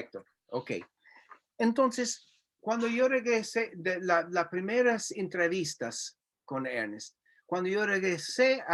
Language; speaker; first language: Spanish; non-native, fluent; English